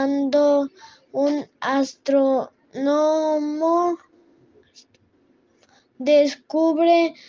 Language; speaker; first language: Spanish; non-native, learner; French